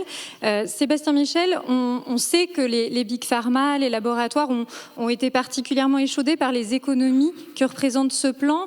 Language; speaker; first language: French; native; French